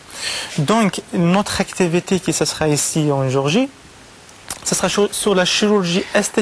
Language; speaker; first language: French; non-native, fluent; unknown